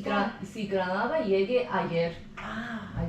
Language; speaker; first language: Spanish; non-native, learner; Korean